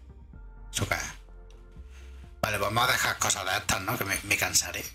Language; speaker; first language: Spanish; native; Spanish